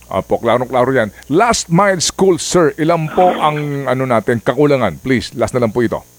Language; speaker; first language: Filipino; non-native, local second language; Cebuano